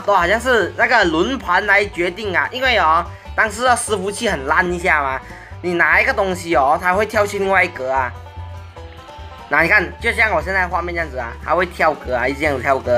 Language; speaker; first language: Chinese; native; Chinese